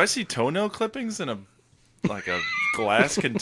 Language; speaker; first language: English; native; English